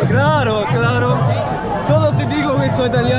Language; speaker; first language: Spanish; non-native, fluent; Italian